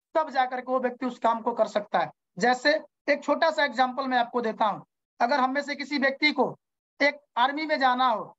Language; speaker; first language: Hindi; native; Hindi